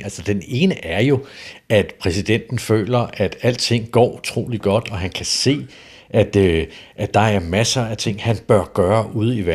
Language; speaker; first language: Danish; native; Danish